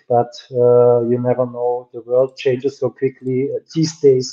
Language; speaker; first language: English; non-native, fluent; German